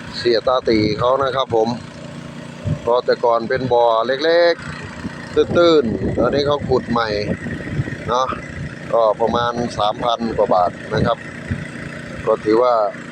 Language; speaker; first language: Thai; native; Thai